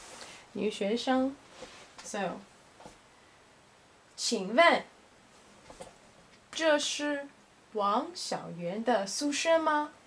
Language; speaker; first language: Chinese; non-native, learner; English